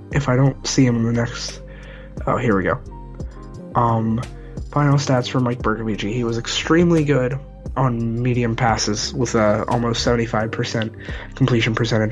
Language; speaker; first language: English; native; English